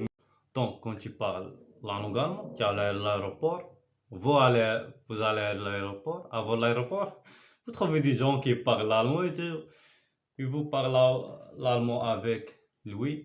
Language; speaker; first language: French; non-native, learner; Arabic